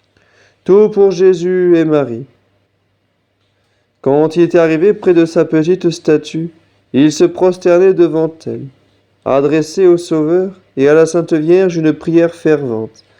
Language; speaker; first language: French; native; French